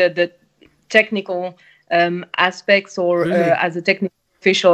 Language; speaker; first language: English; non-native, fluent; French